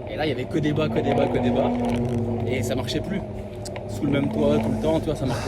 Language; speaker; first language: French; native; French